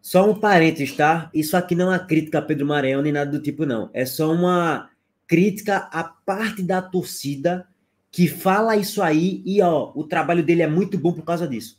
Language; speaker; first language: Portuguese; native; Portuguese